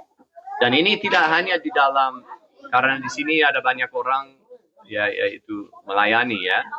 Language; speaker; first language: Indonesian; non-native, fluent; English